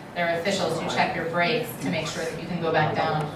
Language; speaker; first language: English; native; English